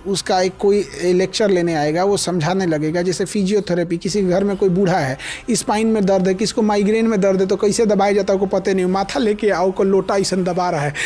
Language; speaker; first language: Hindi; native; Hindi